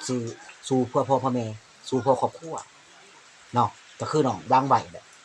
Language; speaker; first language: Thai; non-native, local second language; Lao